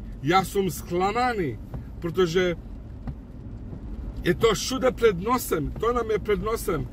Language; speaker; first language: Czech; non-native, fluent; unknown